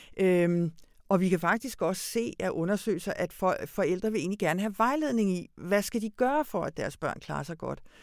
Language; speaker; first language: Danish; early bilingual, other home language; Hungarian